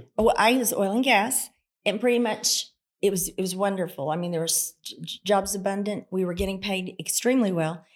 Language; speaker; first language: English; native; English